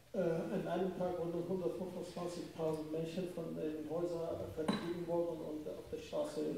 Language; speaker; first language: German; non-native, fluent; Arabic